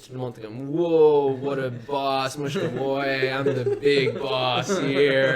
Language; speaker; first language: French; native; French